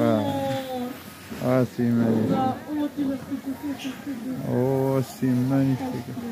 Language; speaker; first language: French; non-native, fluent; Arabic